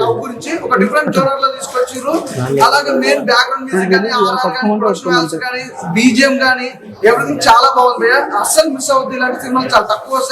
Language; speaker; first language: Telugu; native; Telugu